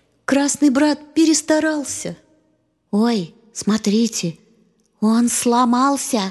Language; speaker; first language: Russian; native; Russian